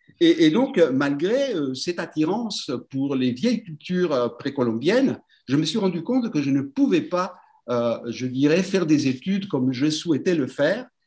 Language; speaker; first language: French; non-native, fluent; Spanish